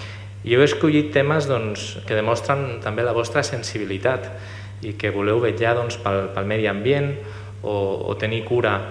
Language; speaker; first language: Catalan; native; Catalan